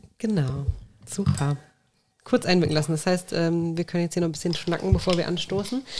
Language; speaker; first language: German; native; German